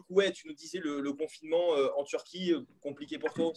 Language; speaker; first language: French; native; French